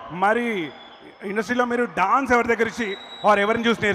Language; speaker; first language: Telugu; native; Telugu